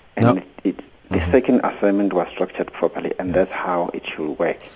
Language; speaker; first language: English; non-native, local second language; Venda